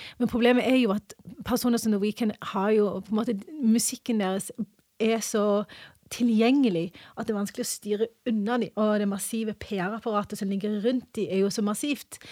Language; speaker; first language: Norwegian; early bilingual, other home language; English